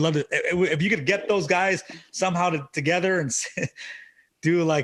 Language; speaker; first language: English; native; English